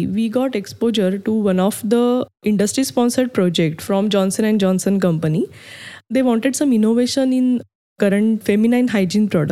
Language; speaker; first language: English; non-native, local second language; Marathi